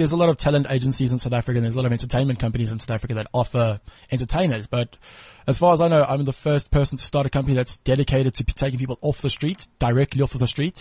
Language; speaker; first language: English; native; English